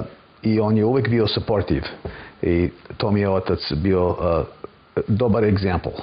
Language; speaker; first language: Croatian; early bilingual, heritage; English